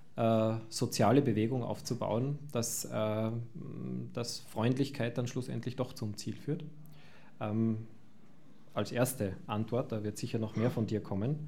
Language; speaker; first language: German; native; German